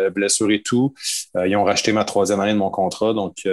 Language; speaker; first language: French; native; French